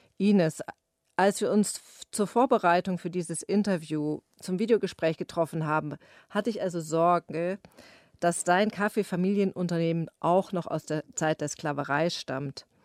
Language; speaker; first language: German; native; German